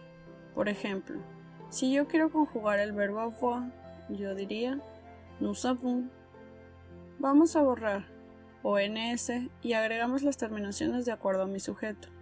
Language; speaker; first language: Spanish; native; Spanish